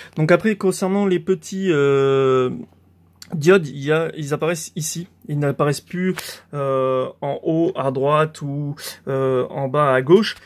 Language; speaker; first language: French; native; French